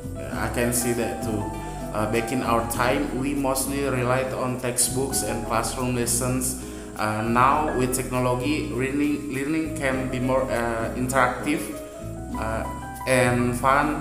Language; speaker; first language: English; non-native, fluent; Indonesian